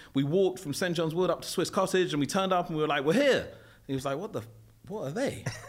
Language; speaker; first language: English; native; English